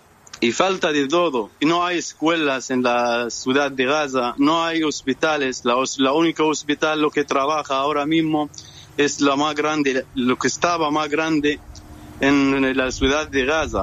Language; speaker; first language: Spanish; non-native, fluent; Arabic